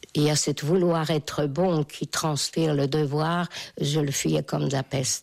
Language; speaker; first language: French; non-native, fluent; Hungarian